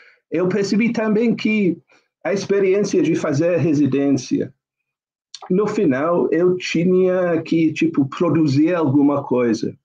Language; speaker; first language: Portuguese; non-native, fluent; English